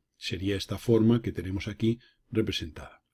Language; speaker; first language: Spanish; native; Spanish